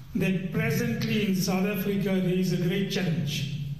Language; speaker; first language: English; early bilingual, other home language; Urdu